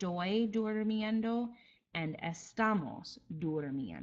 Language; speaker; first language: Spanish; non-native, fluent; English